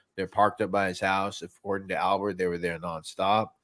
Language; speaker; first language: English; native; English